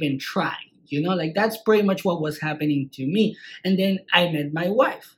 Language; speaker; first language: English; non-native, fluent; Spanish